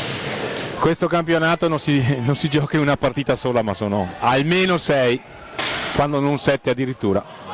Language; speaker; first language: Italian; native; Italian